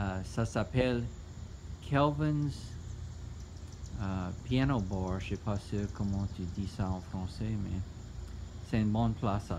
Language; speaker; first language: French; non-native, learner; English